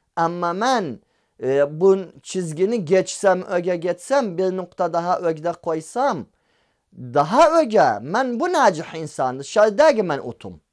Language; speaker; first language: Turkish; native; Turkish